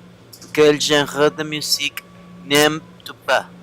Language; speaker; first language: French; non-native, learner; Spanish